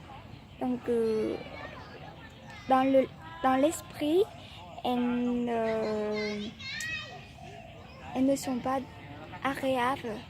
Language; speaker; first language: French; non-native, learner; Vietnamese